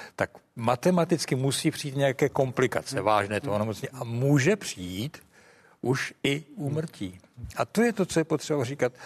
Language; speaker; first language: Czech; native; Czech